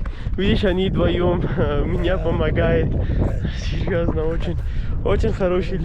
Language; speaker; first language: Russian; non-native, learner; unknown